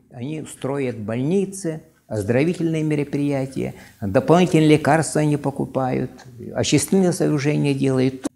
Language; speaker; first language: Russian; non-native, local second language; Yakut